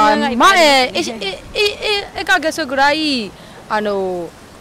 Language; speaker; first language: Japanese; non-native, learner; Burmese